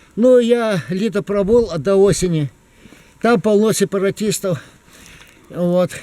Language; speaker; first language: Russian; non-native, local second language; Ukrainian